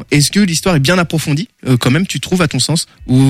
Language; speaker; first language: French; native; French